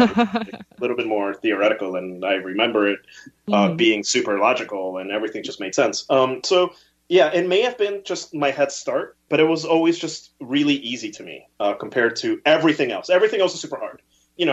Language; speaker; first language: English; early bilingual, other home language; Spanish